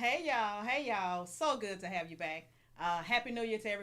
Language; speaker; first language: English; native; English